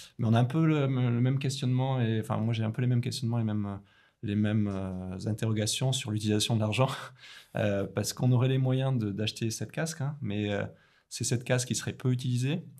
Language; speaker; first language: French; native; French